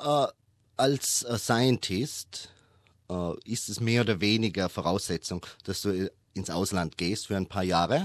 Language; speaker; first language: German; native; German